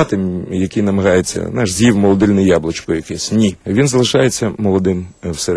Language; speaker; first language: Ukrainian; native; Ukrainian